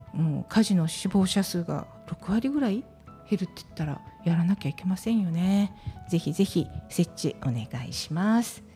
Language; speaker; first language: Japanese; native; Japanese